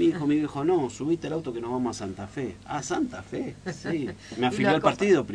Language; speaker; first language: Spanish; native; Spanish